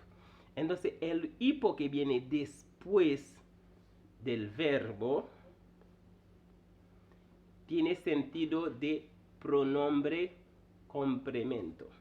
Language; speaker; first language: Spanish; non-native, fluent; Haitian Creole